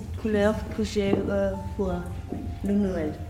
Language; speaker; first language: French; non-native, learner; German